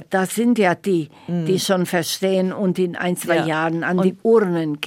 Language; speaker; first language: German; non-native, fluent; Slovak